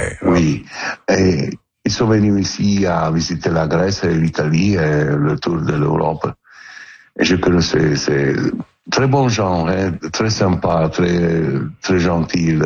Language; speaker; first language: French; non-native, learner; Italian